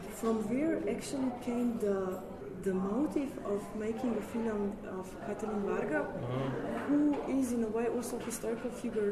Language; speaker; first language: English; non-native, fluent; Slovenian